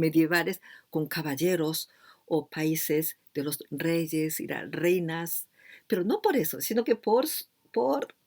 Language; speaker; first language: Spanish; non-native, fluent; Japanese